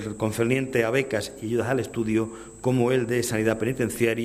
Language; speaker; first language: Spanish; native; Spanish